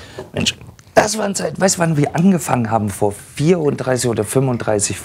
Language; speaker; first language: German; native; German